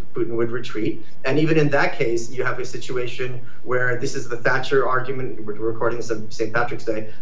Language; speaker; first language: English; early bilingual, other home language; Ukrainian